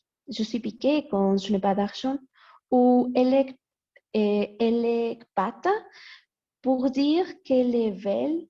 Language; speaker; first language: French; non-native, learner; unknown